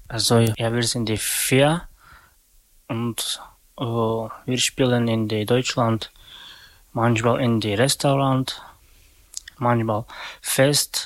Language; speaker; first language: German; non-native, learner; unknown